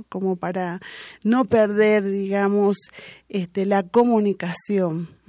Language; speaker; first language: Spanish; non-native, local second language; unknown